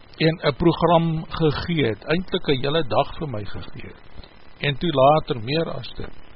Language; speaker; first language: Afrikaans; native; Afrikaans